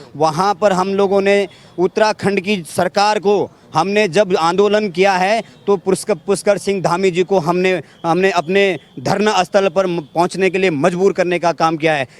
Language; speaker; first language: Hindi; native; Hindi